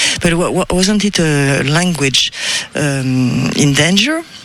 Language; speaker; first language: English; non-native, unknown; French